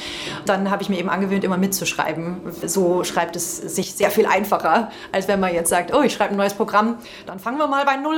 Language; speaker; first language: German; native; German